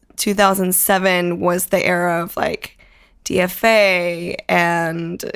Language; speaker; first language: English; early bilingual, other home language; Spanish